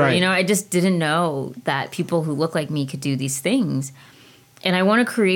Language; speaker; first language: English; native; English